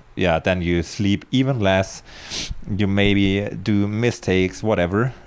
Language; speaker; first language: English; non-native, fluent; German